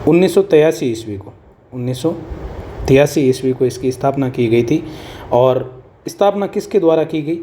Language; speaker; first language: Hindi; native; Hindi